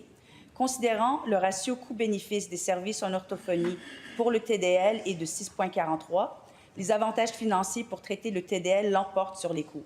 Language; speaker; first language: French; native; French